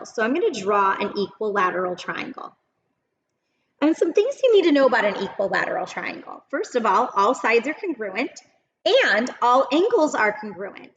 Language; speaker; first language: English; native; English